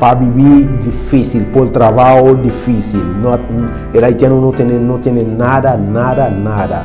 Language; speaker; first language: Spanish; non-native, learner; Haitian Creole